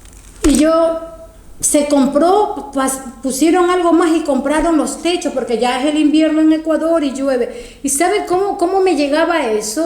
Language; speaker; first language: Spanish; native; Spanish